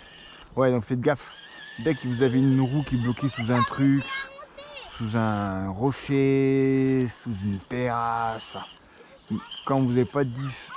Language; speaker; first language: French; native; French